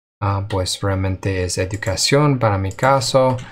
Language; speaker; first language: Spanish; non-native, fluent; English